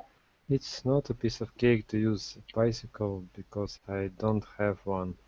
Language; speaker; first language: English; non-native, learner; Russian